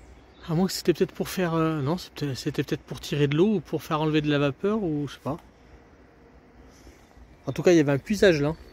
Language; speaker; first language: French; native; French